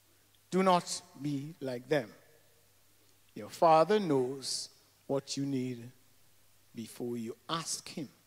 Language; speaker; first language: English; native; English